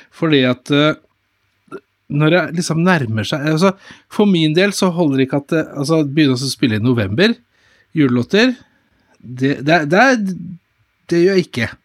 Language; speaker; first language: Norwegian; native; Norwegian